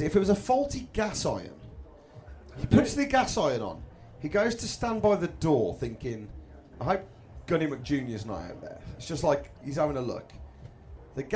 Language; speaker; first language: English; native; English